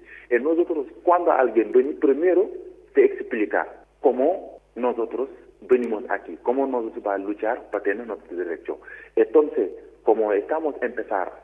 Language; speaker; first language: Spanish; non-native, learner; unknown